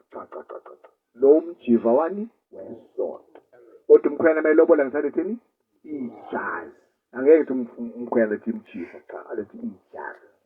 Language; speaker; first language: Zulu; native; Zulu